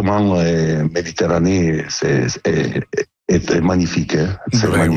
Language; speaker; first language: French; non-native, learner; Italian